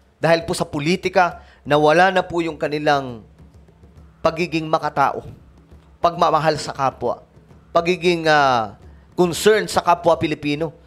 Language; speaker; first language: Filipino; non-native, local second language; Cebuano